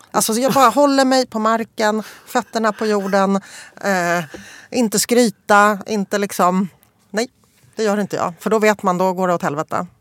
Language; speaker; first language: Swedish; early bilingual, other home language; Polish